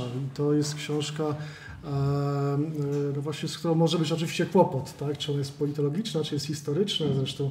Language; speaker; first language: Polish; native; Polish